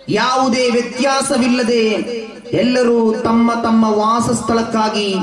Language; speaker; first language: Kannada; non-native, local second language; Malayalam